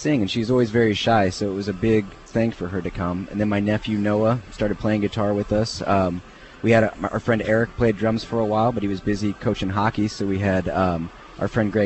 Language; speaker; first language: English; native; English